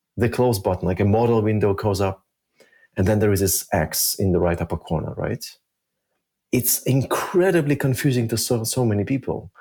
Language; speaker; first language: English; early bilingual, other home language; Russian